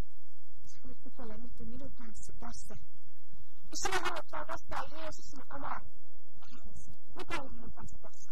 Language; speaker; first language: Finnish; early bilingual, heritage; Finnish